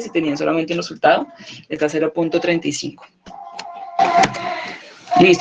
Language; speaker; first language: Spanish; native; Spanish